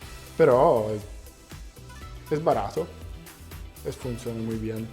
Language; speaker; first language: Spanish; non-native, learner; Italian